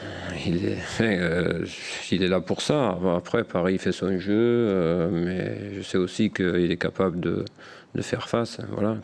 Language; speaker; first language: French; native; French